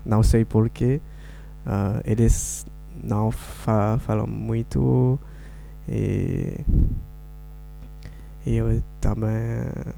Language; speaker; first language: Portuguese; non-native, learner; Morisyen